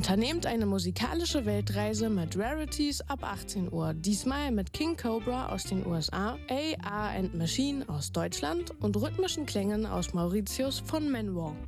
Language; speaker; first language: German; native; German